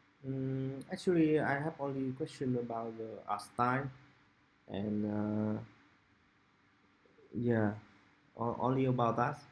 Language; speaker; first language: English; non-native, local second language; Vietnamese